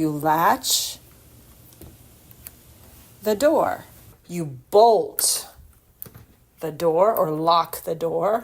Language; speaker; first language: English; native; English